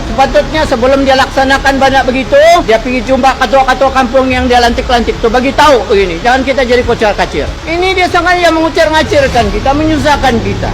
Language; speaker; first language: Malay; non-native, local second language; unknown